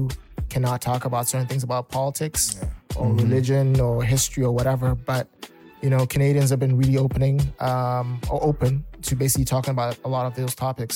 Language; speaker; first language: English; non-native, local second language; Shona